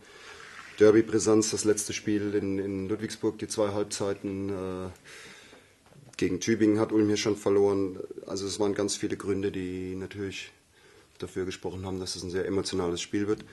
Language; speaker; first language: German; native; German